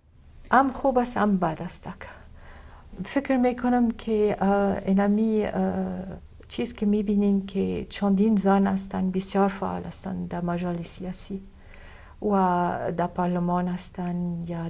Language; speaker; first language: Persian; non-native, fluent; Arabic